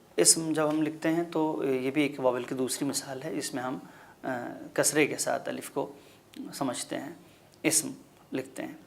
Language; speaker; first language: Urdu; native; Urdu